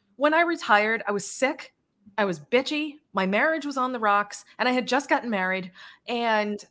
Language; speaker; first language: English; native; English